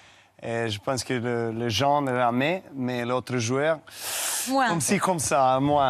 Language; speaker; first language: French; non-native, learner; Serbian